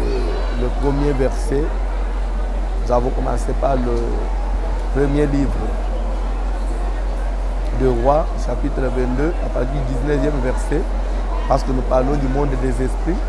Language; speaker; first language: French; non-native, local second language; Lingala